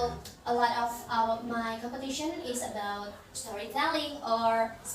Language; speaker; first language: English; non-native, learner; Indonesian